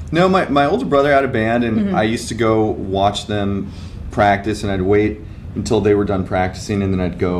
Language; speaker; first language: English; native; English